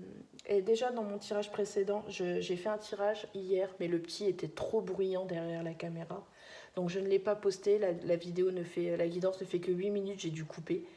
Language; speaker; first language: French; native; French